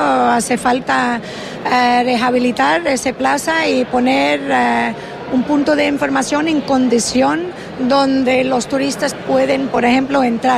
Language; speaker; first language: Spanish; non-native, fluent; English